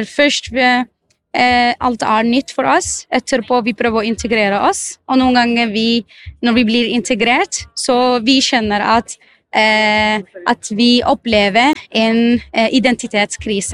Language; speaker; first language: Norwegian; non-native, fluent; Arabic